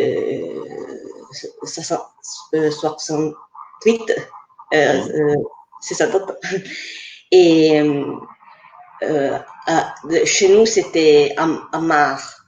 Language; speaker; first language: French; non-native, fluent; Italian